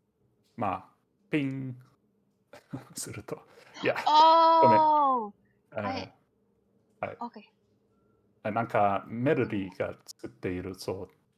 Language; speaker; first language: Japanese; non-native, fluent; Danish